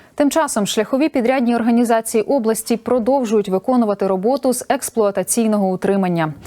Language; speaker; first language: Ukrainian; native; Ukrainian